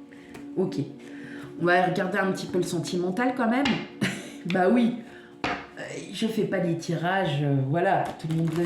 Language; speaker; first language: French; native; French